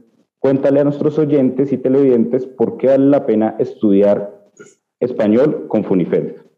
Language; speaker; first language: Spanish; native; Spanish